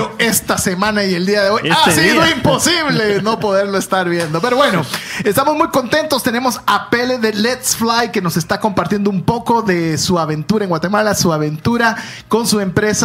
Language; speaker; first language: Spanish; native; Spanish